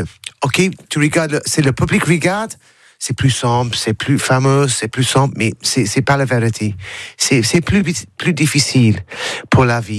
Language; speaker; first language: French; non-native, learner; English